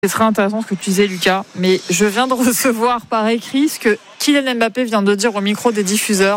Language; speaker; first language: French; native; French